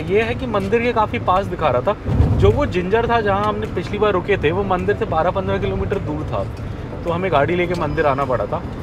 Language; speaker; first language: Hindi; non-native, local second language; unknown